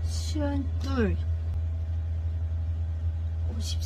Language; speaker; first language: Korean; non-native, learner; Vietnamese